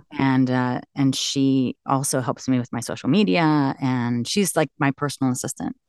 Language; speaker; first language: English; native; English